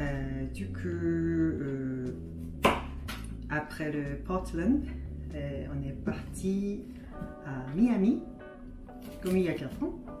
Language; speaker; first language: French; non-native, fluent; Japanese